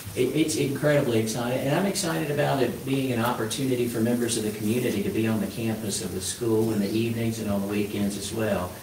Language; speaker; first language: English; native; English